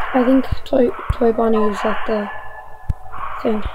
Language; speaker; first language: English; native; English